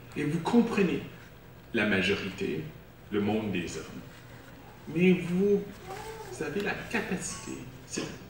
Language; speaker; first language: French; non-native, local second language; English